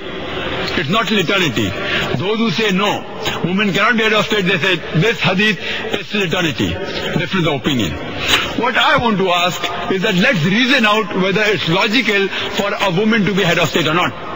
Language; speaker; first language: English; non-native, local second language; Urdu